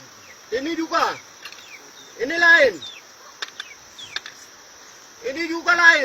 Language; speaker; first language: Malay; non-native, local second language; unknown